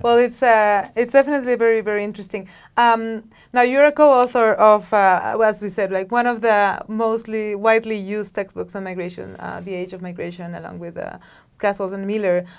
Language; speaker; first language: English; non-native, fluent; Spanish